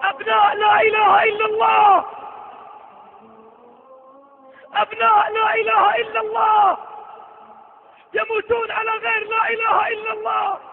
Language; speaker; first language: Arabic; native; Arabic